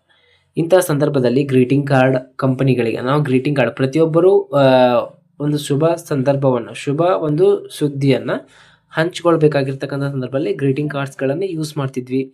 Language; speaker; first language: Kannada; native; Kannada